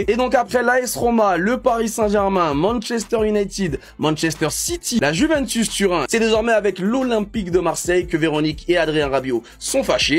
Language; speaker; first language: French; native; French